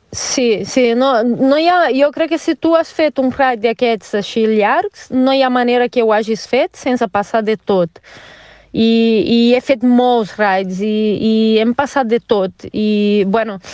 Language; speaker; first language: Catalan; non-native, fluent; Portuguese